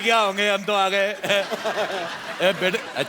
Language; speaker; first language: Hindi; native; Hindi